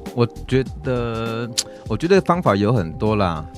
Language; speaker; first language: Chinese; non-native, local second language; Min Nan Chinese